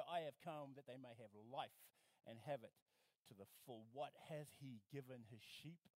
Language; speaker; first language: English; native; English